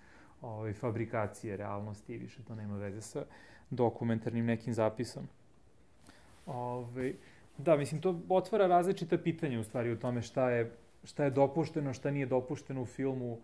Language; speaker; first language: Serbian; native; Serbian